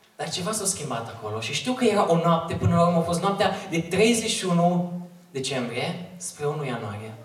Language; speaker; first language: Romanian; native; Romanian